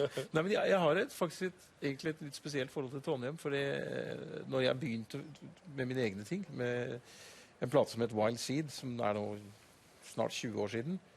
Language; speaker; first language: Norwegian; native; Norwegian